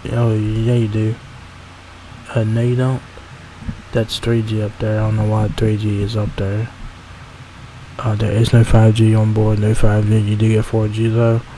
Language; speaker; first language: English; native; English